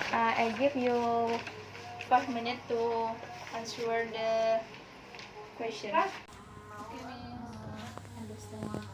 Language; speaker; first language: English; non-native, learner; Indonesian